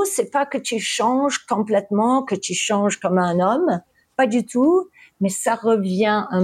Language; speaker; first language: French; early bilingual, heritage; English